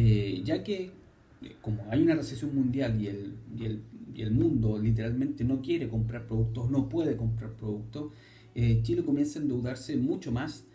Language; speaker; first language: Spanish; native; Spanish